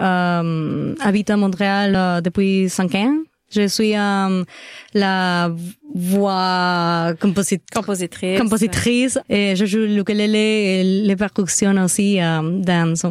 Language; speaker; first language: French; non-native, learner; Spanish